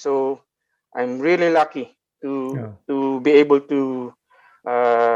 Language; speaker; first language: English; non-native, local second language; Filipino